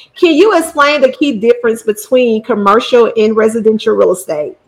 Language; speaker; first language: English; native; English